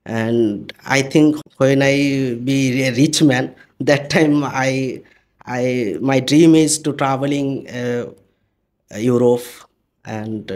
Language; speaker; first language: English; non-native, learner; Bangla